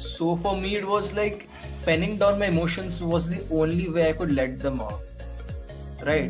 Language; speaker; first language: English; non-native, local second language; Hindi